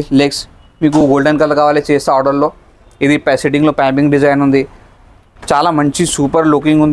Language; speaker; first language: Telugu; non-native, local second language; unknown